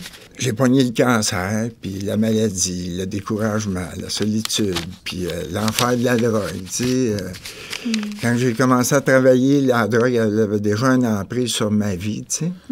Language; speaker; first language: French; native; French